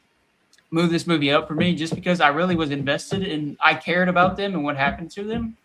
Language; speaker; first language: English; native; English